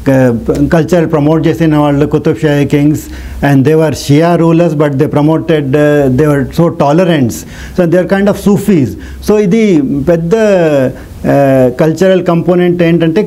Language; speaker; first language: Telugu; non-native, local second language; Rajasthani